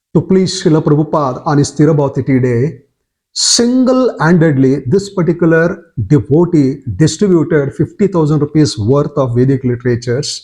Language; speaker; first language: English; non-native, local second language; Kannada